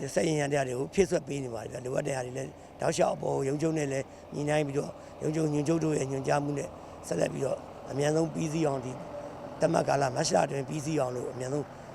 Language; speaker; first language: Burmese; native; Burmese